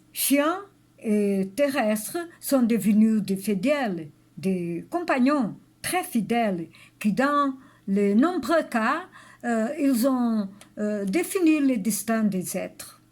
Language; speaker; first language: French; non-native, learner; Portuguese